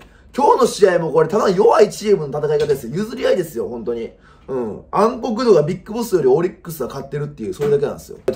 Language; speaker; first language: Japanese; native; Japanese